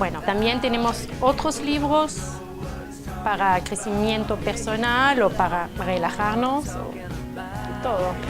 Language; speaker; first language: Spanish; non-native, fluent; French